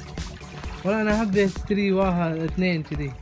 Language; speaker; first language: Arabic; non-native, learner; Filipino